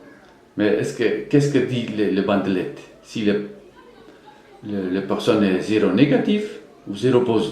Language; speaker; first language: French; non-native, fluent; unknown